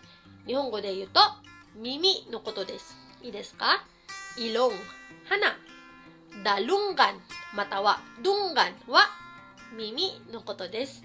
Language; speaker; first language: Japanese; non-native, fluent; Filipino